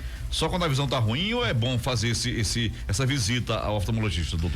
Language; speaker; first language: Portuguese; native; Portuguese